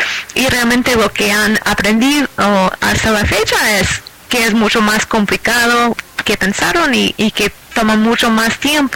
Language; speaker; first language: Spanish; non-native, fluent; English